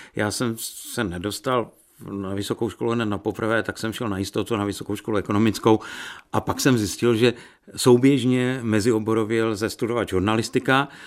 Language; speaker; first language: Czech; native; Czech